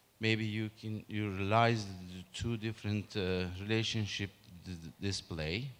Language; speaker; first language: English; non-native, learner; Turkish